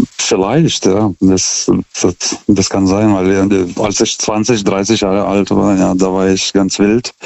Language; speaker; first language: German; non-native, fluent; Lithuanian